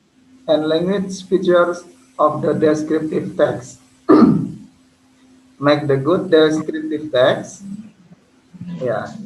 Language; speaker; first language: English; non-native, fluent; Indonesian